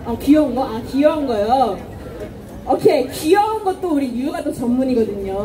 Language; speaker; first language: Korean; non-native, fluent; Japanese